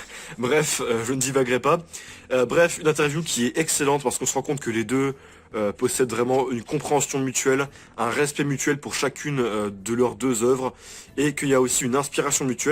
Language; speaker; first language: French; native; French